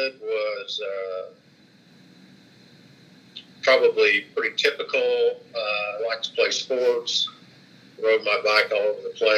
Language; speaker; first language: English; native; English